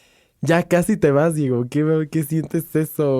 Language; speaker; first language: Spanish; native; Spanish